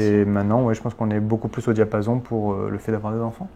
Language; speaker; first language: French; native; French